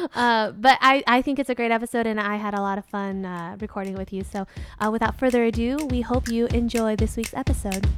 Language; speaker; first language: English; non-native, fluent; Vietnamese